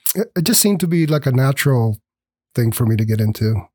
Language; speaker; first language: English; early bilingual, other home language; Spanish